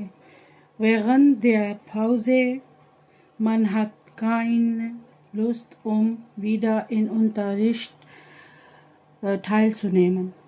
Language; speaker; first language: German; non-native, learner; Urdu